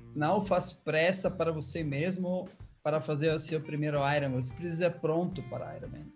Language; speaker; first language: Portuguese; non-native, learner; German